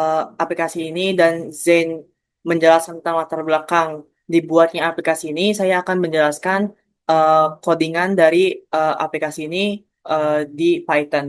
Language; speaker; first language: Indonesian; native; Indonesian